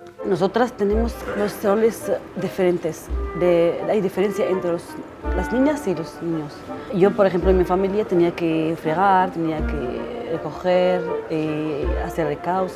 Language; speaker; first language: Spanish; non-native, learner; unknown